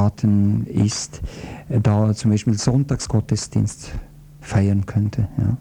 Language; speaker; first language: German; non-native, fluent; Croatian